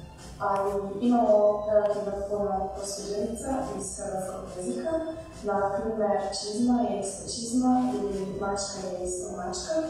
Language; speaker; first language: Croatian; non-native, learner; Hungarian